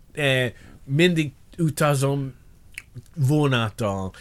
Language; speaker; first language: Hungarian; non-native, learner; English